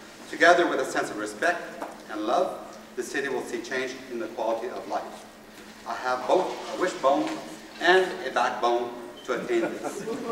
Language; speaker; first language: English; native; English